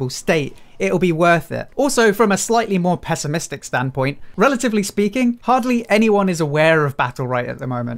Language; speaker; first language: English; native; English